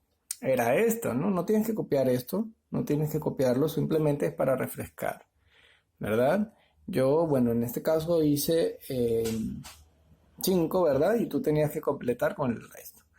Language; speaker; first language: Spanish; native; Spanish